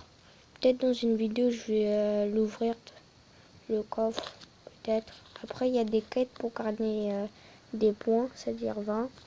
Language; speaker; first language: French; native; French